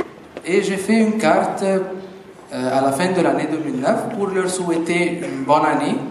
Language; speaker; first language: French; non-native, fluent; Arabic